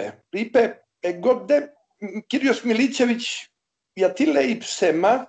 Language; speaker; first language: Greek; non-native, learner; Serbian